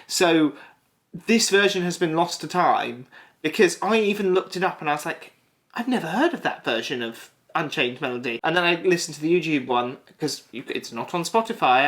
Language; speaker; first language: English; native; English